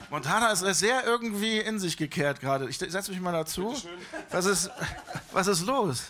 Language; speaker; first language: German; native; German